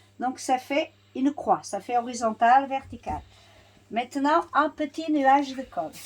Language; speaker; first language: French; non-native, fluent; Portuguese